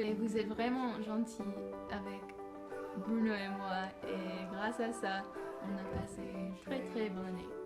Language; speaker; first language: French; non-native, fluent; English